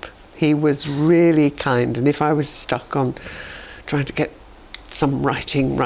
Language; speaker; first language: English; native; English